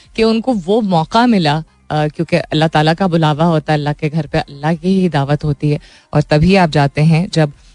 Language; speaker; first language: Urdu; native; Urdu